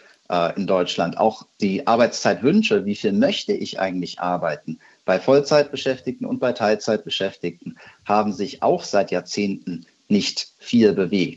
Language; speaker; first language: German; native; German